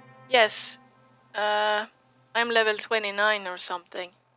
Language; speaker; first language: English; non-native, fluent; Swedish